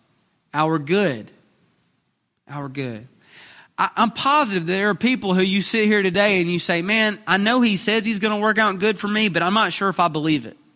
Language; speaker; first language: English; native; English